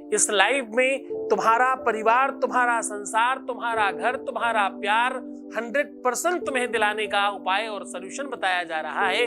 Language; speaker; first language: Hindi; native; Hindi